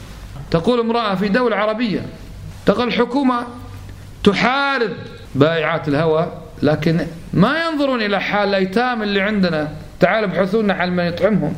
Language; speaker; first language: Arabic; native; Arabic